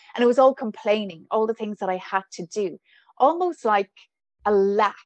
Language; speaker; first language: English; native; English